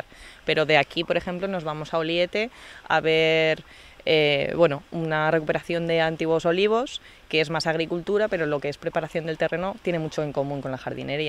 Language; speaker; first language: Spanish; native; Spanish